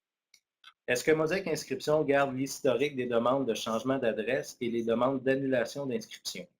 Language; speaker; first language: French; native; French